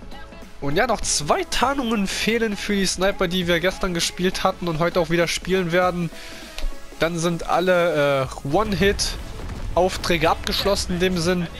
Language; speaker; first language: German; native; German